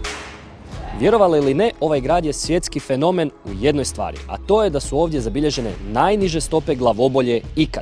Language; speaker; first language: Croatian; native; Croatian